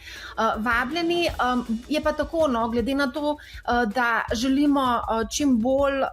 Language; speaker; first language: Slovenian; native; Slovenian